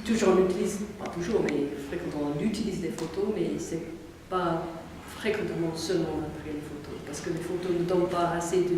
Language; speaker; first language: French; non-native, learner; English